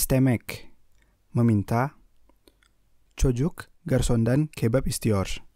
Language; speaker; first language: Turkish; non-native, fluent; Indonesian